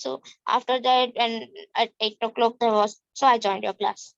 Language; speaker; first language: English; non-native, learner; Odia